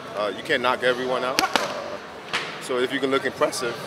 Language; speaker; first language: English; native; English